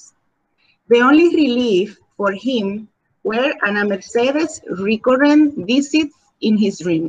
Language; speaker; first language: English; non-native, learner; Spanish